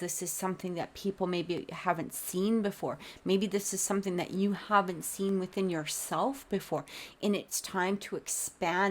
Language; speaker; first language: English; native; English